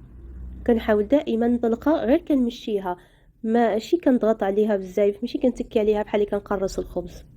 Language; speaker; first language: Arabic; native; Arabic